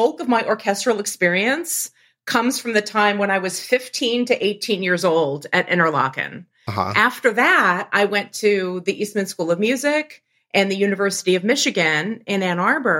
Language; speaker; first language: English; native; English